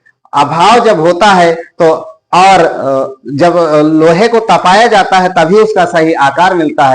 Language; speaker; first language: Hindi; native; Hindi